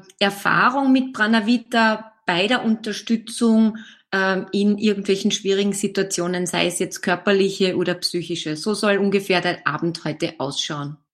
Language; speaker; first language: German; native; German